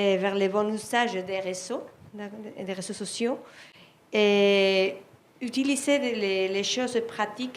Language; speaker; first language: French; non-native, fluent; Spanish